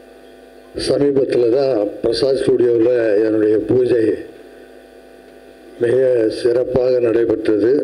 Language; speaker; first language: Tamil; native; Tamil